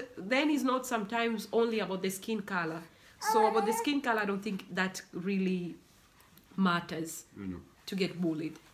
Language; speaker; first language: English; non-native, local second language; Swahili